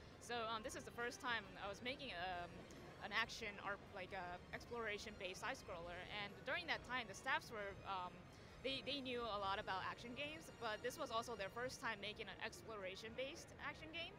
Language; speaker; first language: English; non-native, fluent; Japanese